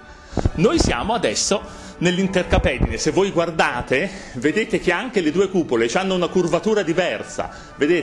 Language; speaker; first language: Italian; native; Italian